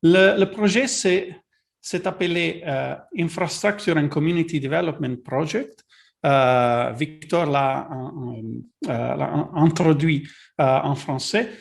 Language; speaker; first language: French; non-native, learner; Italian